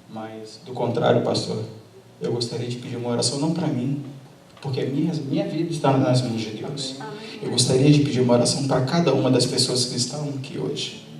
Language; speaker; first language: Portuguese; native; Portuguese